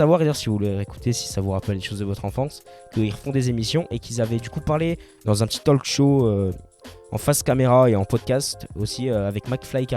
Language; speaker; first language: French; native; French